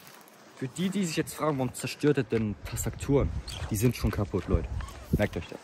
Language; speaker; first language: German; native; German